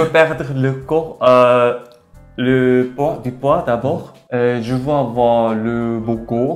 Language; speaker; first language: French; non-native, learner; Korean